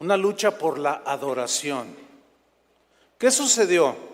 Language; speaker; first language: Spanish; native; Spanish